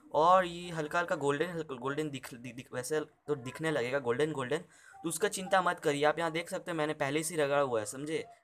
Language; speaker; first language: Hindi; native; Hindi